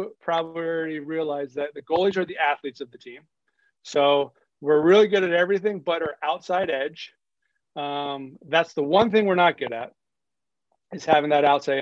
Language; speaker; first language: English; native; English